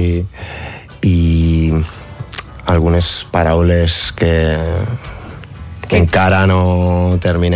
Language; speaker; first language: Catalan; non-native, learner; Spanish